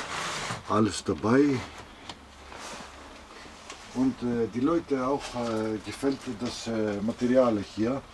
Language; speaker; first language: German; non-native, learner; Greek